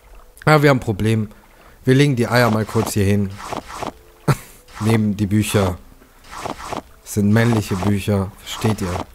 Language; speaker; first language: German; native; German